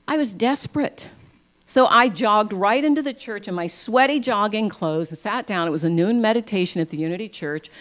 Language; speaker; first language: English; native; English